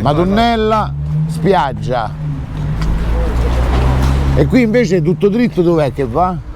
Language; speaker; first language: Italian; native; Italian